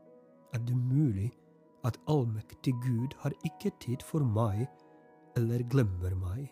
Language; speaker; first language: Norwegian; non-native, fluent; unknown